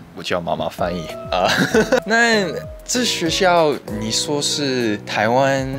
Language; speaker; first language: Chinese; early bilingual, heritage; English